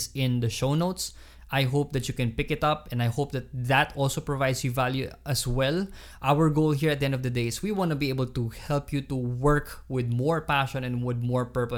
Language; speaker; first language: English; non-native, local second language; Hiligaynon